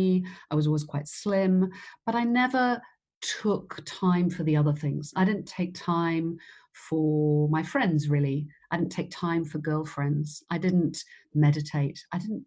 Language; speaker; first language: English; native; English